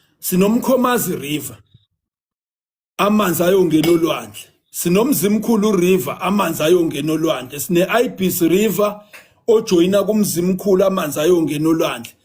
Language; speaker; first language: Zulu; native; Zulu